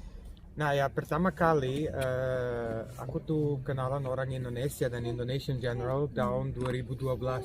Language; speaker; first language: Indonesian; non-native, fluent; Serbian